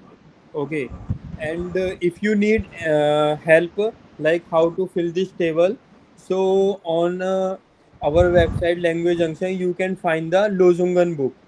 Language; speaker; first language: English; non-native, local second language; Hindi